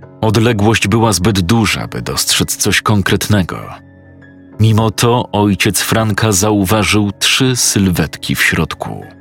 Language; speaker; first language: Polish; native; Polish